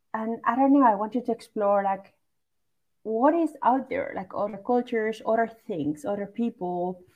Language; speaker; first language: English; non-native, fluent; Basque